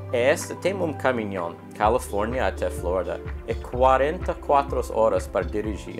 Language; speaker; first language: Portuguese; non-native, learner; English